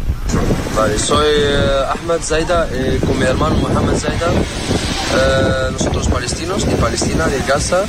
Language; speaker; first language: Spanish; non-native, learner; Arabic